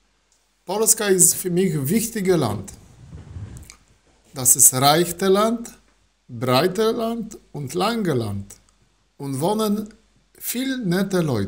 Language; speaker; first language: German; non-native, learner; Polish